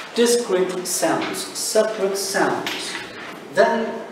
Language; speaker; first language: English; non-native, fluent; Turkish